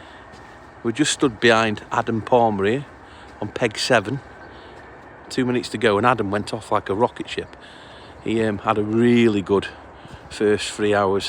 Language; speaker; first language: English; native; English